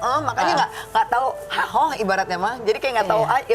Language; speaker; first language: Indonesian; native; Indonesian